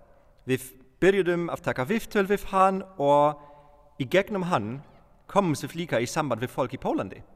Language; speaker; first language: Icelandic; non-native, fluent; Polish